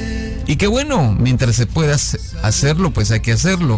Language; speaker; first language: Spanish; native; Spanish